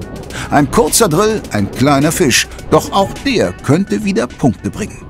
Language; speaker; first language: German; native; German